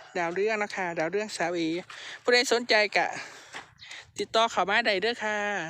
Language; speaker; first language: Thai; native; Thai